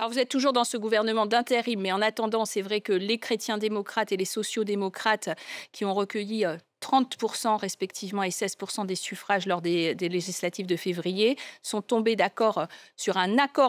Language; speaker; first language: French; native; French